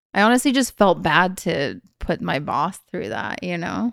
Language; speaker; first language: English; early bilingual, other home language; Hungarian